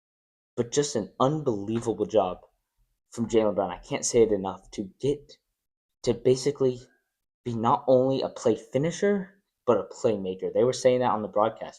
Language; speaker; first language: English; native; English